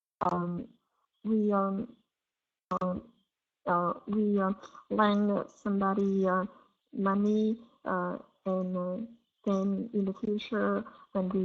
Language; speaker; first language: English; non-native, learner; Vietnamese